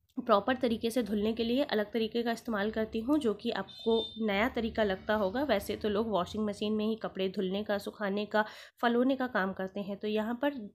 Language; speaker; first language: Hindi; native; Hindi